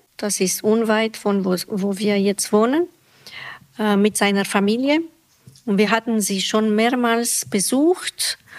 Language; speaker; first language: German; non-native, fluent; Romanian